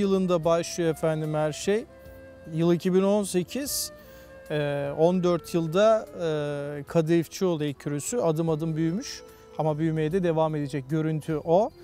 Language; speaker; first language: Turkish; native; Turkish